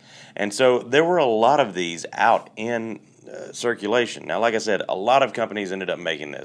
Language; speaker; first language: English; native; English